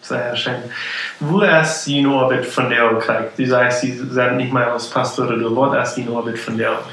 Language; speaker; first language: German; non-native, learner; Plautdietsch